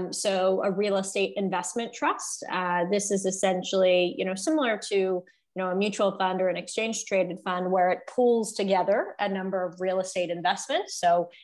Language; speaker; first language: English; native; English